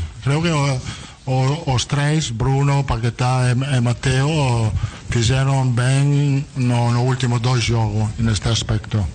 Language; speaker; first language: Portuguese; non-native, learner; Italian